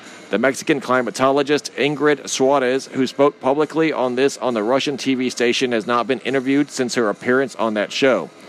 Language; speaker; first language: English; native; English